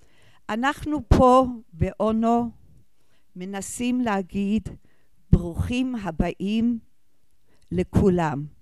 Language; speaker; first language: Hebrew; non-native, fluent; English